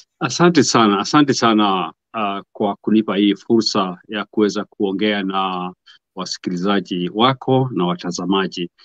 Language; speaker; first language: Swahili; non-native, local second language; Kikuyu